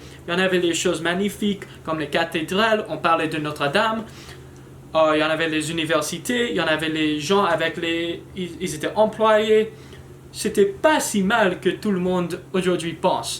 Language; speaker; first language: French; non-native, learner; English